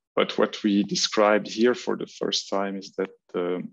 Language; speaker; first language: English; non-native, fluent; French